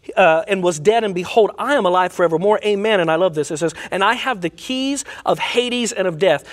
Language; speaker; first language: English; native; English